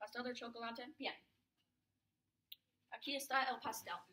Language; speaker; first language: Spanish; non-native, learner; English